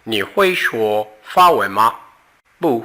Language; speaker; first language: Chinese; non-native, learner; Portuguese